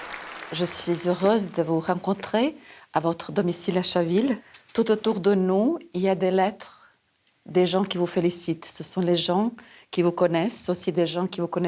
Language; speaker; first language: French; non-native, fluent; Serbian